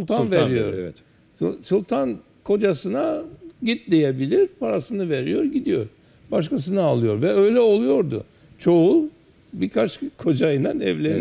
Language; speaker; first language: Turkish; early bilingual, heritage; Turkish